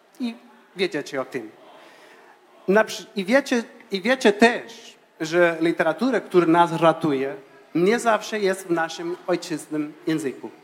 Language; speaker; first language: Polish; non-native, fluent; Portuguese